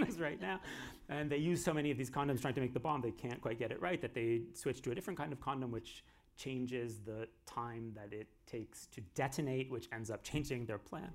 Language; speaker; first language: English; native; English